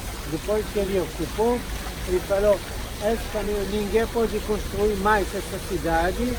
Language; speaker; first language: Portuguese; non-native, learner; Hebrew